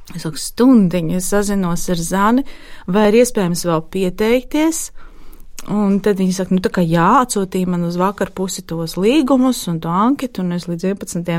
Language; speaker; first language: Latvian; native; Latvian